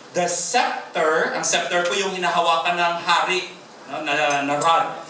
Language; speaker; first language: Filipino; non-native, local second language; Hiligaynon